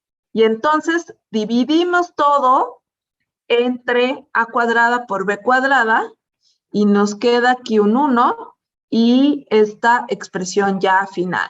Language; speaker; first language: Spanish; native; Spanish